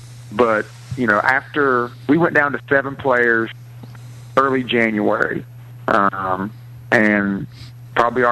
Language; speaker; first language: English; native; English